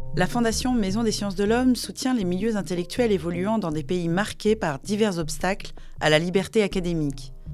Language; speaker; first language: French; native; French